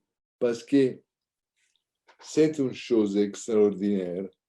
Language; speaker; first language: French; non-native, learner; Italian